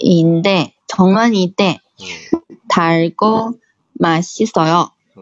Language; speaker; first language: Korean; non-native, learner; Chinese